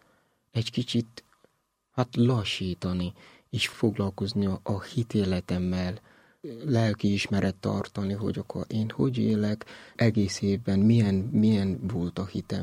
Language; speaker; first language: Hungarian; non-native, learner; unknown